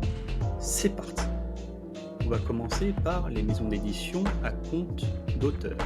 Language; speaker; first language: French; native; French